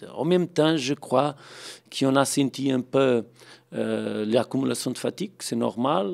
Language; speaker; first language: French; non-native, fluent; Portuguese